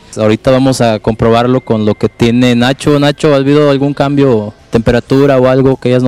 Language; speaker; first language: Spanish; native; Spanish